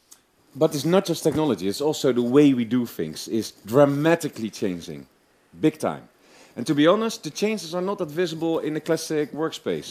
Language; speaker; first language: English; non-native, fluent; Dutch